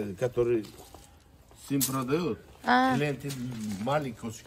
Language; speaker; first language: Russian; non-native, learner; Uzbek